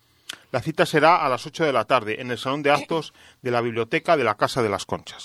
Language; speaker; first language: Spanish; native; Spanish